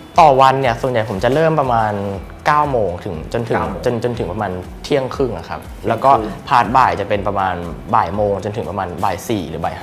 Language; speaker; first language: Thai; native; Thai